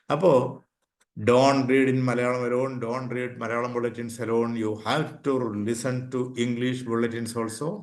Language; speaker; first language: English; non-native, local second language; Malayalam